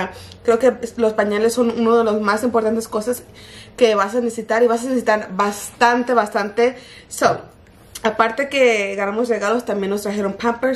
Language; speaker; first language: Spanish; early bilingual, heritage; Spanish